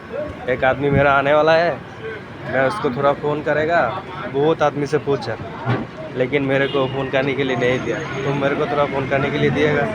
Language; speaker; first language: Hindi; non-native, learner; Bangla